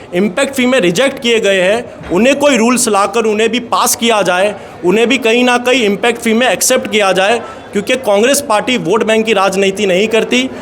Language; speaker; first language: Hindi; non-native, local second language; Gujarati